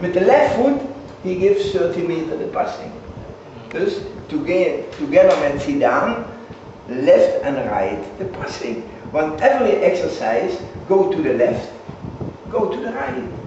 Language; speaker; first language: English; non-native, learner; Dutch